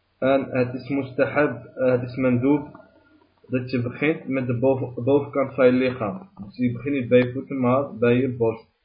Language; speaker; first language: Dutch; early bilingual, other home language; Arabic